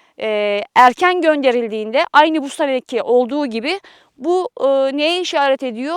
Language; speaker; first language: Turkish; native; Turkish